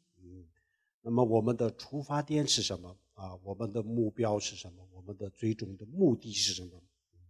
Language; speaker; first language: Chinese; non-native, local second language; Tibetan